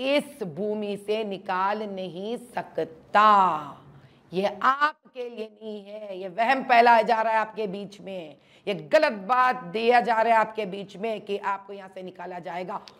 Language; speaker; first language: Hindi; non-native, local second language; Telugu